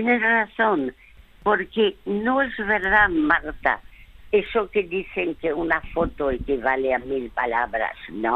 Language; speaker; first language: Spanish; early bilingual, other home language; French